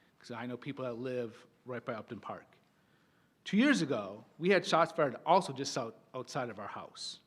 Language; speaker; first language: English; native; English